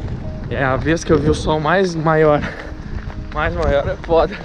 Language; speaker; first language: Portuguese; native; Portuguese